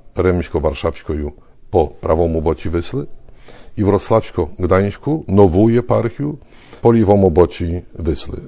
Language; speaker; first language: Ukrainian; early bilingual, heritage; Ukrainian